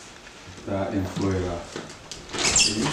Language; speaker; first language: Spanish; non-native, learner; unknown